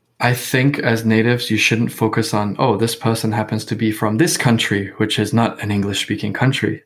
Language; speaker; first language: English; native; English